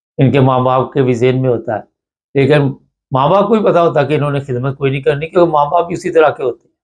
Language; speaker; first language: Urdu; non-native, local second language; Punjabi